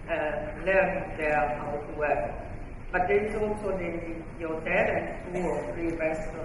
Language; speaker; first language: English; non-native, fluent; Italian